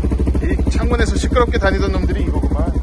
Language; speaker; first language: Korean; native; Korean